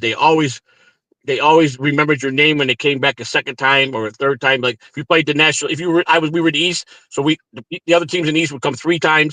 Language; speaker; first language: English; native; English